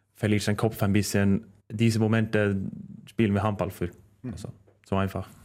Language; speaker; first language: German; non-native, fluent; Norwegian